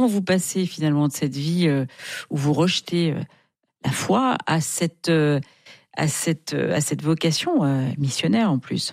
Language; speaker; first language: French; native; French